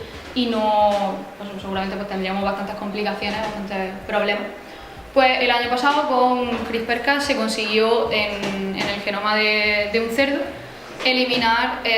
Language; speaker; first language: Spanish; native; Spanish